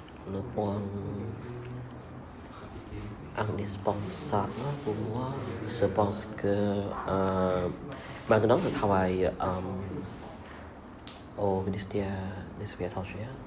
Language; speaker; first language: French; non-native, learner; Vietnamese